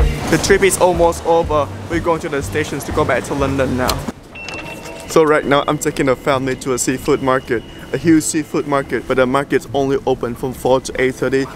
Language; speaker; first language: English; non-native, fluent; Vietnamese